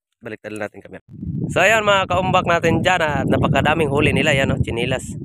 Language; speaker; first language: Filipino; non-native, local second language; Cebuano